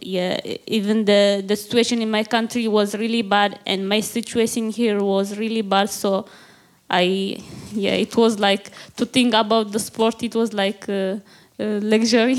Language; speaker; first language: English; non-native, learner; Tigrinya